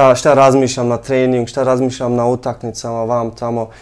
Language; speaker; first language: Croatian; early bilingual, heritage; Croatian